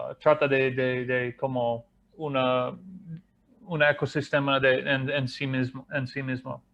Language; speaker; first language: Spanish; non-native, fluent; English